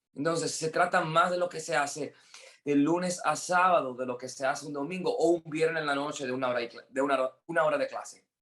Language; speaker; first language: Spanish; non-native, fluent; English